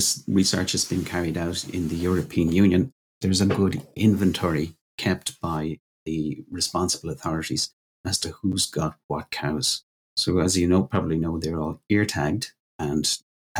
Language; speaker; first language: English; native; English